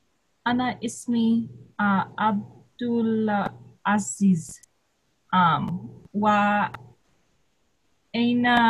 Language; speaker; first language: Arabic; non-native, learner; English